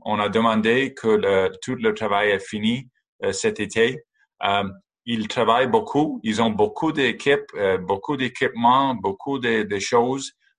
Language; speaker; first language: French; non-native, learner; English